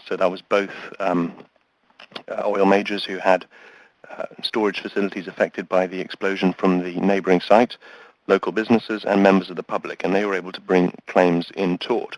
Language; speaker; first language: English; native; English